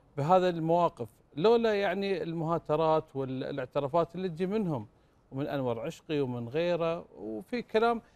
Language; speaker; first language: Arabic; native; Arabic